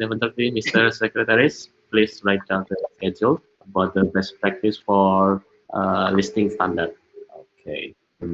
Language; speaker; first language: English; non-native, learner; Indonesian